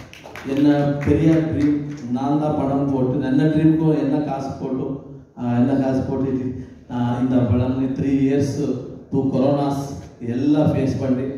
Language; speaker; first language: Tamil; non-native, learner; Kannada